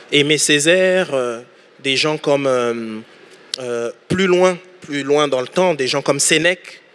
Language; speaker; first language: French; native; French